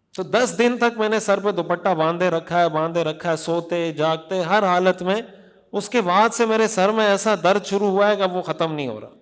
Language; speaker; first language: Urdu; non-native, local second language; Pashto